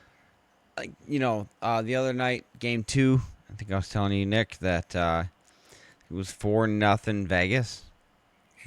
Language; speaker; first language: English; native; English